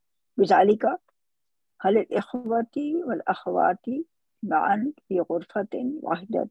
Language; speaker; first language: Arabic; non-native, learner; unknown